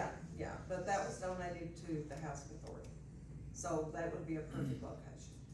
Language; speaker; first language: English; native; English